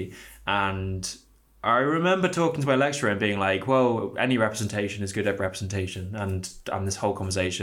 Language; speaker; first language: English; native; English